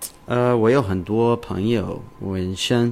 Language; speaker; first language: Chinese; non-native, learner; English